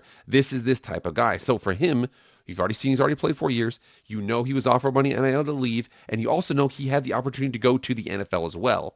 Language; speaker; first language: English; native; English